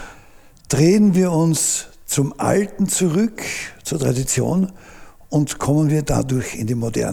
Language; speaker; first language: German; native; German